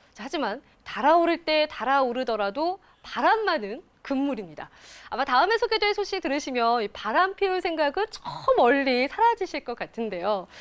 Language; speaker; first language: Korean; native; Korean